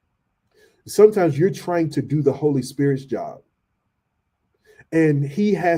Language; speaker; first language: English; native; English